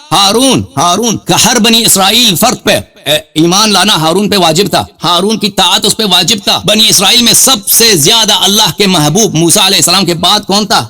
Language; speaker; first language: Urdu; non-native, fluent; Persian